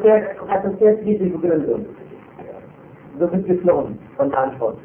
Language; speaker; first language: German; non-native, fluent; Arabic